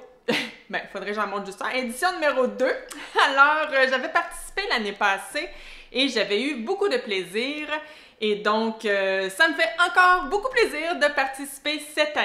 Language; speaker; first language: French; native; French